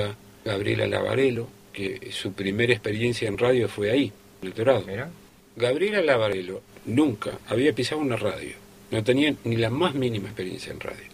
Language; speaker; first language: Spanish; native; Spanish